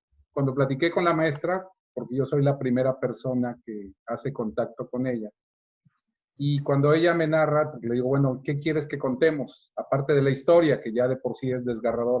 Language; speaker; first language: Spanish; native; Spanish